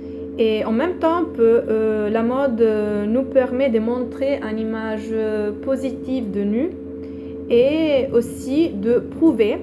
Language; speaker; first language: French; non-native, fluent; Italian